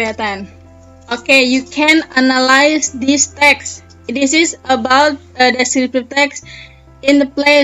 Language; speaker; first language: English; non-native, learner; Indonesian